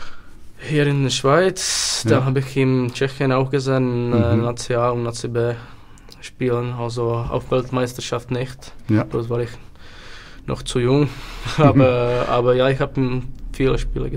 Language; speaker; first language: German; non-native, learner; Czech